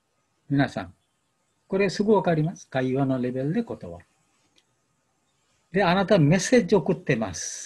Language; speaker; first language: Japanese; non-native, learner; Bangla